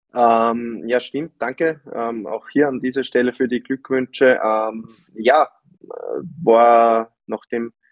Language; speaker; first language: German; native; German